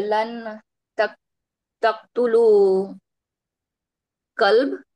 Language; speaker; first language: Arabic; non-native, learner; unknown